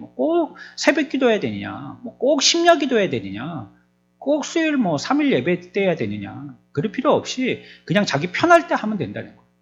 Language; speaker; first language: Korean; native; Korean